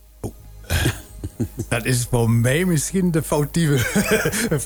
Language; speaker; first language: Dutch; non-native, fluent; German